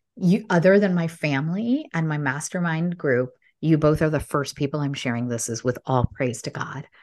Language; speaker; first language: English; early bilingual, other home language; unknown